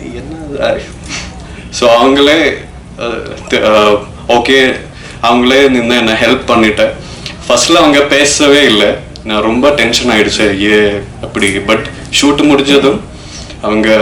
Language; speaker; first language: Tamil; non-native, learner; Malayalam